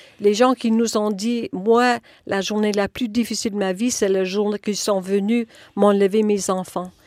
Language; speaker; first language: French; non-native, local second language; English